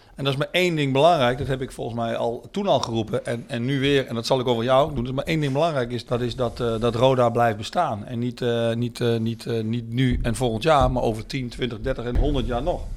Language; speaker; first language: Dutch; native; Dutch